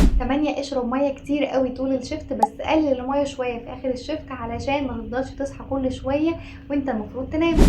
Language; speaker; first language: Arabic; native; Arabic